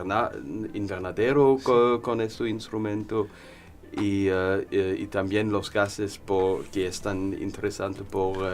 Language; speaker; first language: Spanish; non-native, learner; German